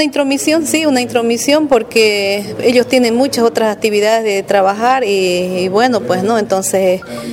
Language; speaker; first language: Spanish; native; Spanish